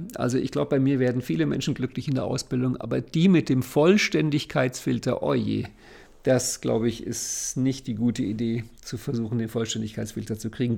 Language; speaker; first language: German; native; German